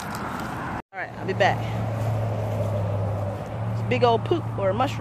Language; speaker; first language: English; native; English